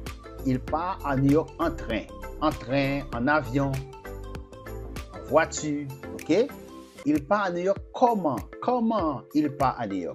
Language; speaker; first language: French; non-native, fluent; Portuguese